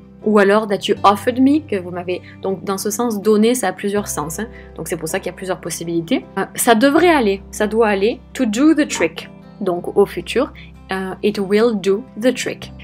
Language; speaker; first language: French; native; French